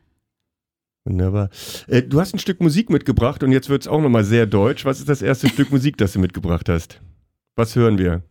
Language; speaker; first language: German; native; German